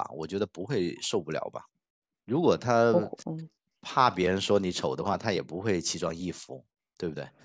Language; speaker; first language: Chinese; non-native, local second language; Cantonese